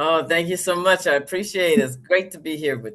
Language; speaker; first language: English; native; English